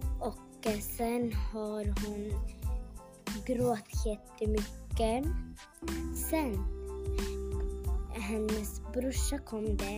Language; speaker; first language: Swedish; non-native, learner; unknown